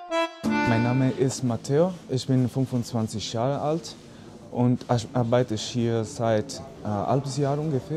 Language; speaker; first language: German; non-native, learner; Italian